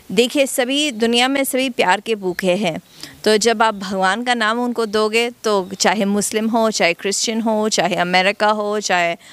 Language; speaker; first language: Hindi; non-native, fluent; English